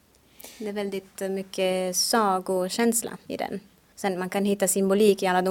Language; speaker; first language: Swedish; non-native, fluent; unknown